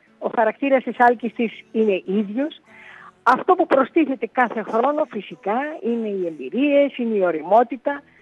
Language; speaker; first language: Greek; early bilingual, heritage; Greek